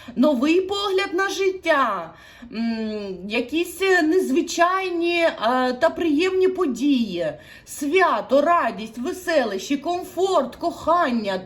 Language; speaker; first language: Ukrainian; non-native, local second language; Russian